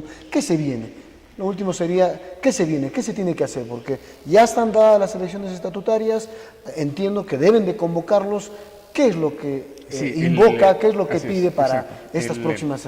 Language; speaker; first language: Spanish; native; Spanish